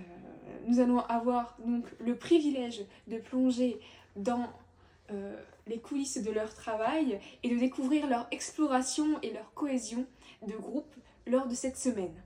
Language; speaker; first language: French; native; French